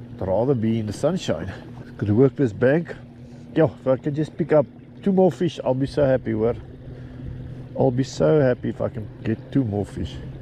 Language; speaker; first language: English; non-native, local second language; Afrikaans